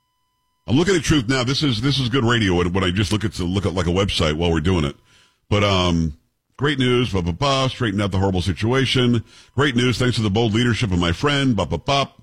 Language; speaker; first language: English; native; English